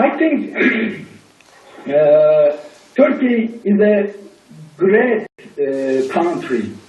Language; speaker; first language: English; non-native, learner; Turkish